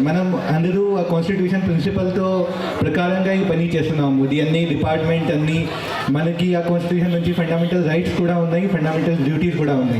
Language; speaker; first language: Telugu; non-native, learner; Hindi